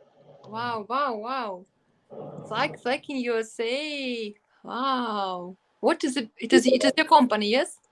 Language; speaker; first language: English; non-native, learner; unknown